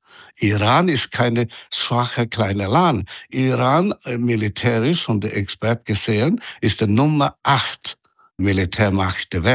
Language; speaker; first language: German; non-native, fluent; Chinese